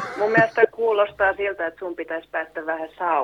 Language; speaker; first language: Finnish; native; Finnish